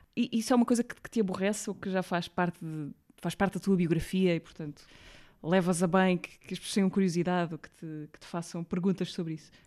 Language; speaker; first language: Portuguese; native; Portuguese